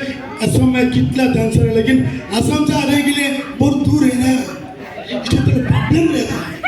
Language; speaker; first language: Hindi; non-native, local second language; Assamese